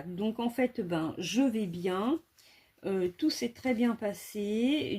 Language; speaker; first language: French; native; French